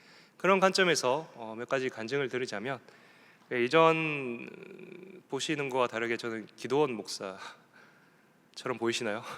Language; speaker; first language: Korean; native; Korean